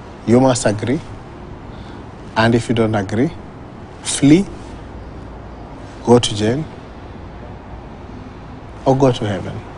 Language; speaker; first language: English; non-native, local second language; Swahili